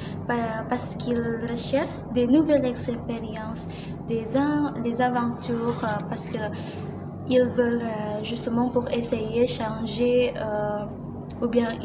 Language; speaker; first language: French; non-native, learner; Indonesian